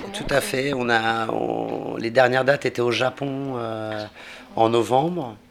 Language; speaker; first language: French; native; French